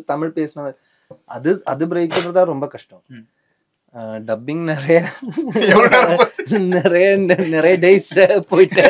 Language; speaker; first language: Tamil; non-native, learner; Malayalam